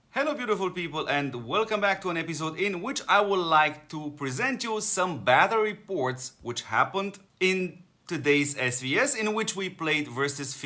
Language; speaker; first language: English; non-native, fluent; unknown